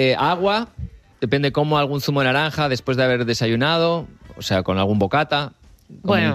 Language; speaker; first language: Spanish; native; Spanish